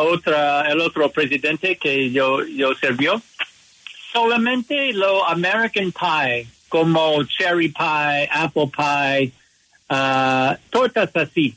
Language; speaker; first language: Spanish; non-native, learner; English